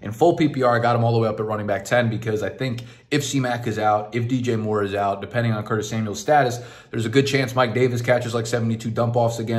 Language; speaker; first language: English; native; English